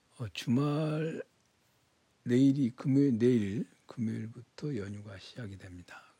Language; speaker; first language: Korean; native; Korean